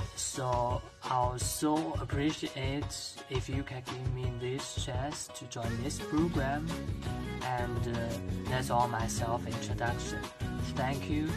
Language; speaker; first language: English; non-native, learner; Chinese